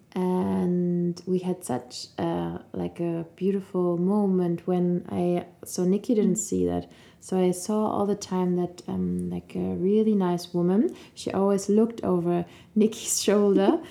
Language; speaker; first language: English; non-native, fluent; German